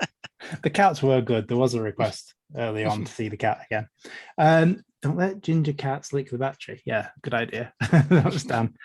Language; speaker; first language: English; native; English